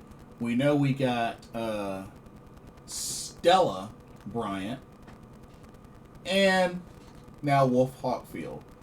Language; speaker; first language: English; native; English